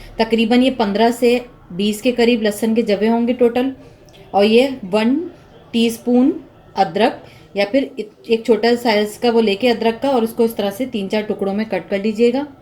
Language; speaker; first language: Urdu; native; Urdu